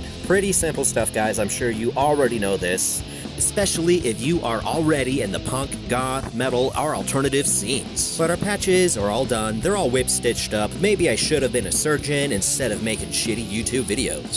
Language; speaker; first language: English; native; English